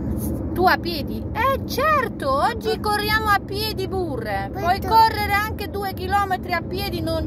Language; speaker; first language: Italian; non-native, learner; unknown